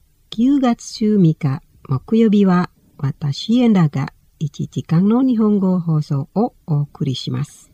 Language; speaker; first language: Japanese; non-native, fluent; Indonesian